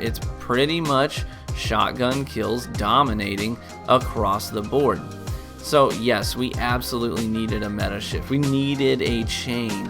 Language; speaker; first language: English; native; English